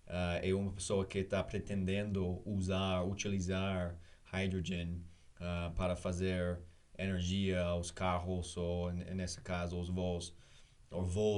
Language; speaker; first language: Portuguese; non-native, learner; English